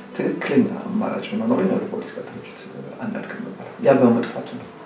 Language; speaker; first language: Amharic; native; Amharic